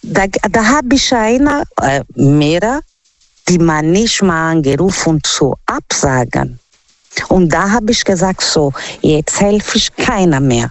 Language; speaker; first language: German; non-native, learner; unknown